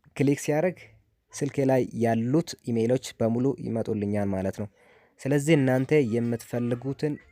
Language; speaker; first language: Amharic; non-native, local second language; Oromo